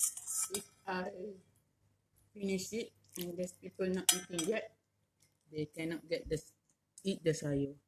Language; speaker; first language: English; non-native, local second language; Malay